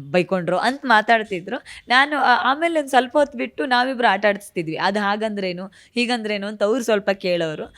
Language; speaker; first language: Kannada; native; Kannada